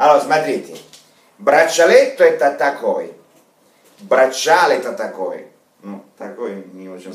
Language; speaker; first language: Russian; non-native, fluent; Italian